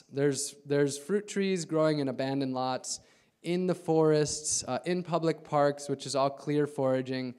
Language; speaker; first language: English; native; English